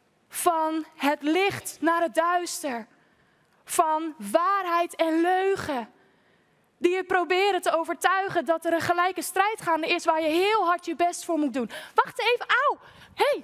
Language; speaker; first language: Dutch; native; Dutch